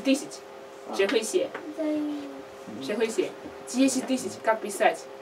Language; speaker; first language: Russian; non-native, learner; Chinese